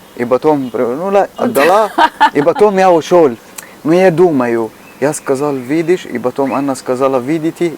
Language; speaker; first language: Russian; non-native, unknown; Arabic